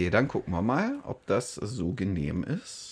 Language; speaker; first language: German; native; German